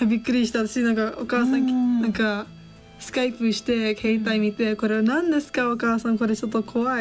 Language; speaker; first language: Japanese; non-native, learner; English